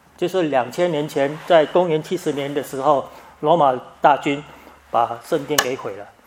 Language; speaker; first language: Chinese; native; Chinese